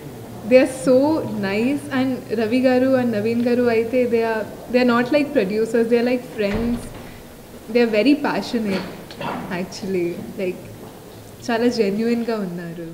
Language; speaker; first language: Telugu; non-native, fluent; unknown